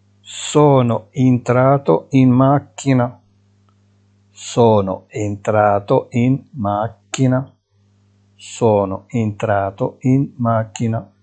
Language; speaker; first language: Italian; non-native, fluent; Arabic